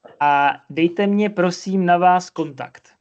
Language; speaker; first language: Czech; non-native, fluent; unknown